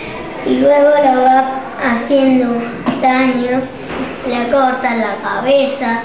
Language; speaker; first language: Spanish; early bilingual, other home language; Arabic